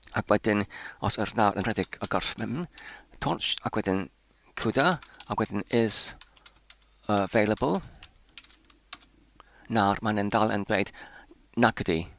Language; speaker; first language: Welsh; non-native, learner; Polish